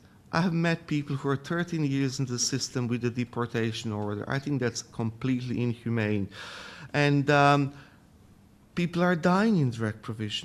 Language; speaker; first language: English; non-native, fluent; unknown